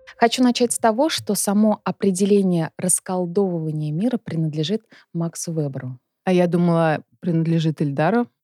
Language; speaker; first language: Russian; native; Russian